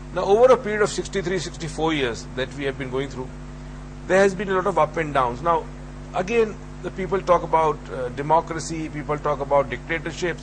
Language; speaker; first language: English; non-native, local second language; Urdu